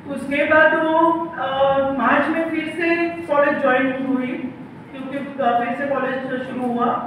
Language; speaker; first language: Hindi; non-native, local second language; Marathi